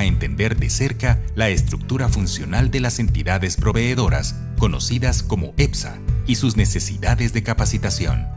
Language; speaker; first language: Spanish; native; Spanish